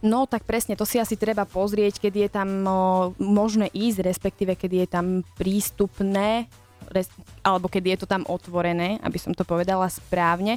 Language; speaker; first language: Slovak; native; Slovak